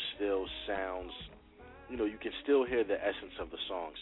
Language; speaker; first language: English; native; English